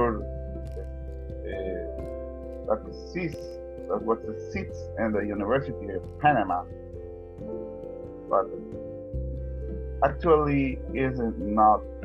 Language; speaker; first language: English; non-native, learner; Spanish